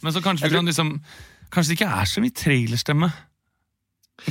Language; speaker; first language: Norwegian; native; Norwegian